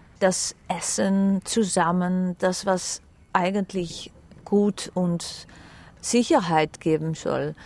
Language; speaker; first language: German; non-native, fluent; Dutch